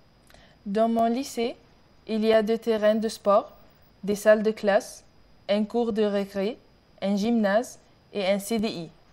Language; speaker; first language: French; non-native, learner; Arabic